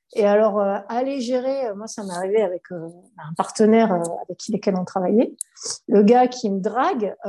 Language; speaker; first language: French; native; French